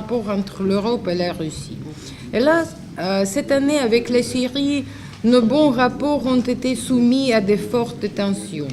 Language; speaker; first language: French; non-native, fluent; Russian